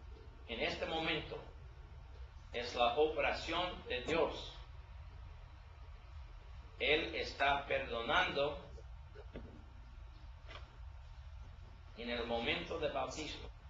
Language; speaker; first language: Spanish; non-native, learner; English